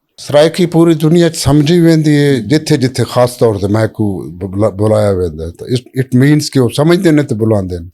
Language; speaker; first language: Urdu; non-native, local second language; Saraiki